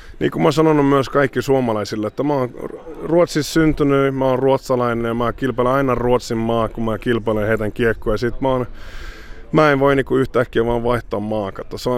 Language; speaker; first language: Finnish; early bilingual, heritage; Swedish